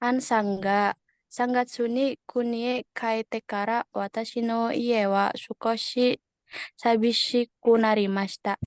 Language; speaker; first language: Japanese; non-native, learner; Indonesian